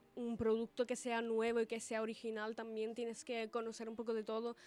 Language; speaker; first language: Spanish; early bilingual, other home language; Italian